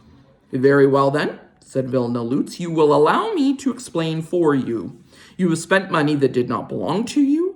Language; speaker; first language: English; native; English